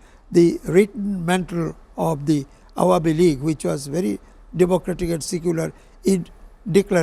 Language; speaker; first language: English; non-native, local second language; Bangla